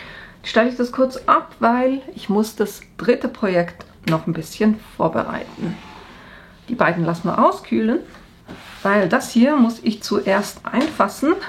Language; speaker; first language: German; native; German